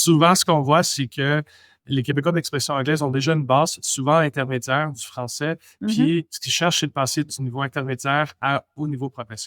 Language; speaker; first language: French; non-native, local second language; English